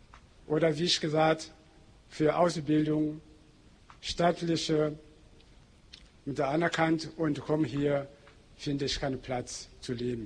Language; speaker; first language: German; non-native, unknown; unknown